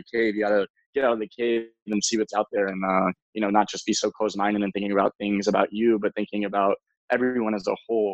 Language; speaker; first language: English; native; English